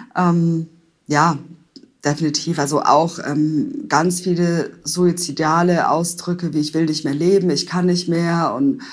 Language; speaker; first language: German; native; German